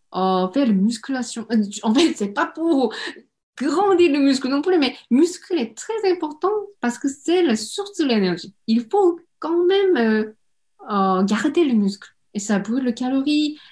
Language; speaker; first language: French; non-native, fluent; Korean